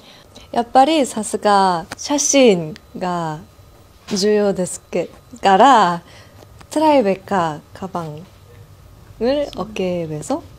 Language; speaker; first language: Japanese; non-native, learner; Korean